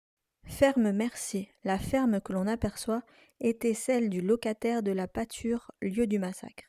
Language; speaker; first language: French; native; French